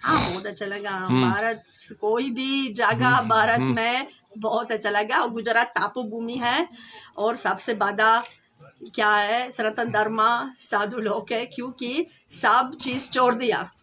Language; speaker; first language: Hindi; non-native, learner; French